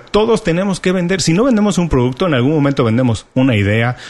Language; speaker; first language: Spanish; native; Spanish